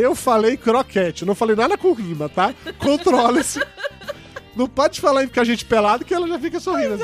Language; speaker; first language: Portuguese; native; Portuguese